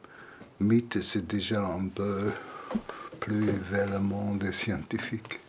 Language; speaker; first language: French; non-native, fluent; German